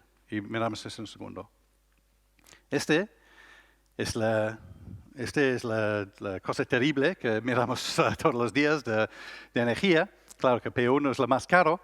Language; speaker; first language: Spanish; non-native, learner; English